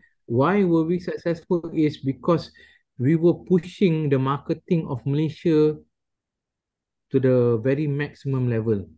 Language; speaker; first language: English; non-native, local second language; Malay